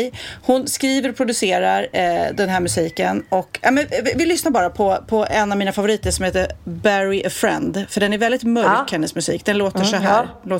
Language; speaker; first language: Swedish; native; Swedish